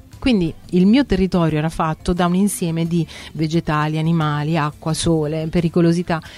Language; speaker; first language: Italian; native; Italian